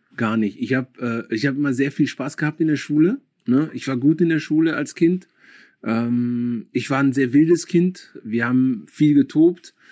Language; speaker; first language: German; early bilingual, other home language; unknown